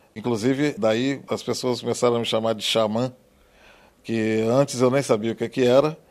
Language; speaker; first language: Portuguese; native; Portuguese